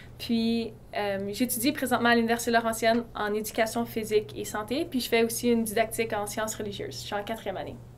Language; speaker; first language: French; native; French